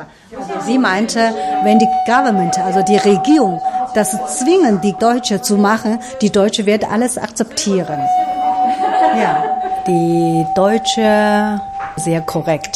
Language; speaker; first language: German; non-native, fluent; Chinese